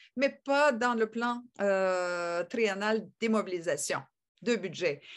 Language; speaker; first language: French; native; French